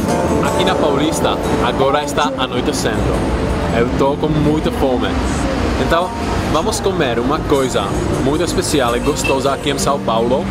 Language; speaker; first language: Portuguese; non-native, fluent; Czech